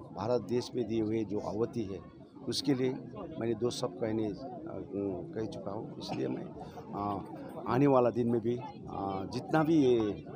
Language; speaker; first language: Hindi; non-native, local second language; Nepali